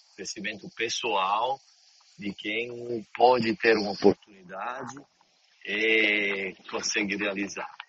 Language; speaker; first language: Portuguese; non-native, fluent; Italian